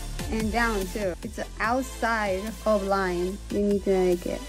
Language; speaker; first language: English; non-native, learner; Japanese